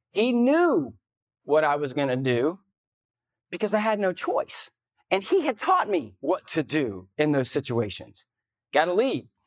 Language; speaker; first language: English; native; English